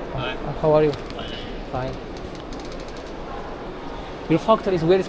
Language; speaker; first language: English; non-native, learner; Amharic